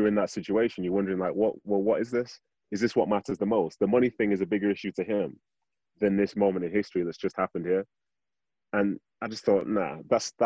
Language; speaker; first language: English; native; English